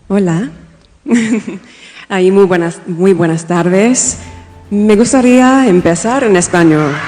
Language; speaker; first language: Spanish; non-native, fluent; English